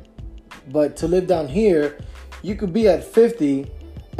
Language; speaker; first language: English; native; English